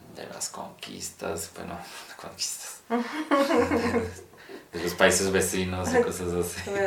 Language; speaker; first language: Spanish; non-native, fluent; Polish